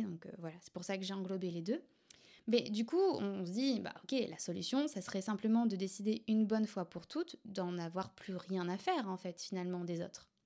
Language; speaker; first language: French; native; French